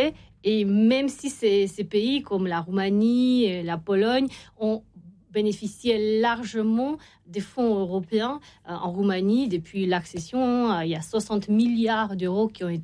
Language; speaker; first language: French; non-native, fluent; Romanian